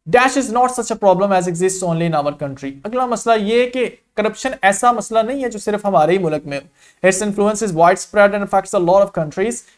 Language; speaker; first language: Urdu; non-native, local second language; Punjabi